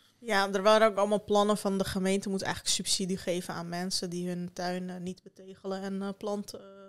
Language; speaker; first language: Dutch; early bilingual, other home language; Turkish